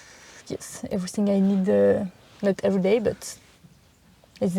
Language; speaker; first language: English; non-native, learner; French